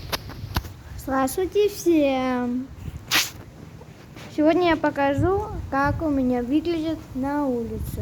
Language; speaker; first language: Russian; early bilingual, heritage; Russian